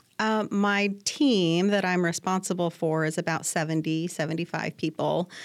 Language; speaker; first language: English; native; English